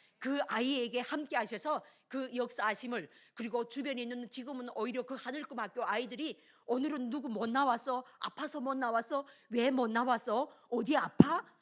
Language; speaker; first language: Korean; native; Korean